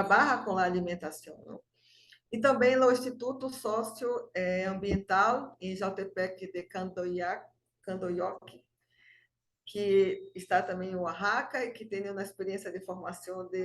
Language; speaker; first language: Portuguese; non-native, fluent; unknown